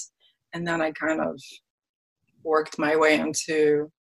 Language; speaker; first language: English; early bilingual, other home language; Ukrainian